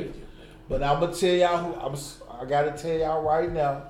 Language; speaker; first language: English; native; English